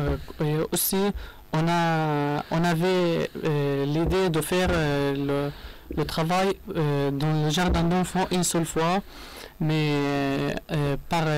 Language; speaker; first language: French; non-native, learner; Arabic